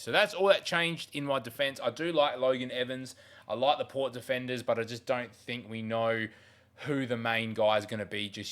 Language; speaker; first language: English; native; English